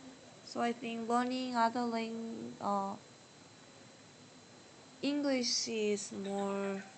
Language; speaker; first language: English; non-native, learner; Korean